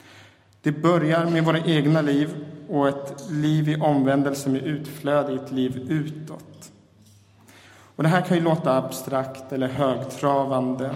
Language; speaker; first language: Swedish; native; Swedish